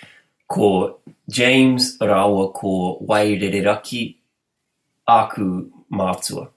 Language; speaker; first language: Māori; non-native, learner; English